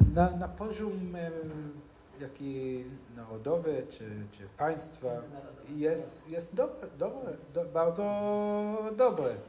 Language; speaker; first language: Polish; non-native, learner; Hebrew